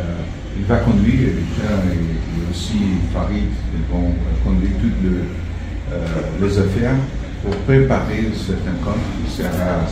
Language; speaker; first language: French; non-native, learner; Portuguese